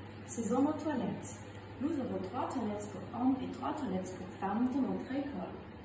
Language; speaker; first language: French; non-native, learner; German